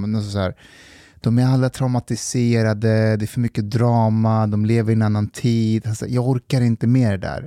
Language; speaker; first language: Swedish; native; Swedish